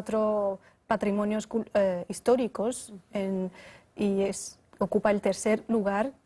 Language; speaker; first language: Spanish; non-native, fluent; Chinese